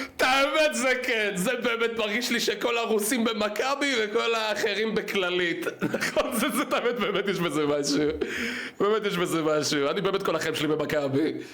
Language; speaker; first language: Hebrew; early bilingual, other home language; Russian